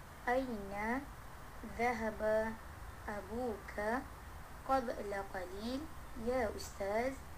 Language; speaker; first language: Arabic; non-native, learner; Malay